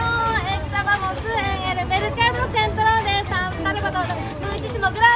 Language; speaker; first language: Spanish; non-native, learner; Japanese